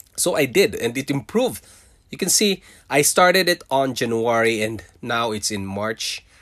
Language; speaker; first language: English; non-native, local second language; Filipino